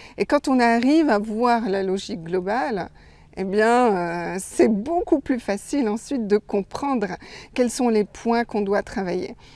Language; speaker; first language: French; native; French